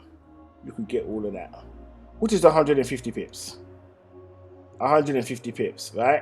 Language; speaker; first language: English; native; English